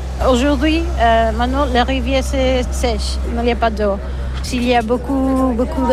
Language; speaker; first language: French; non-native, learner; Catalan